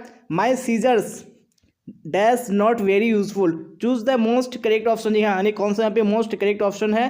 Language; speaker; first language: Hindi; native; Hindi